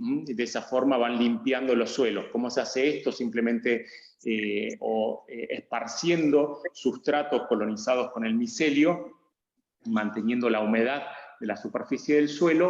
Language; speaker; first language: Spanish; native; Spanish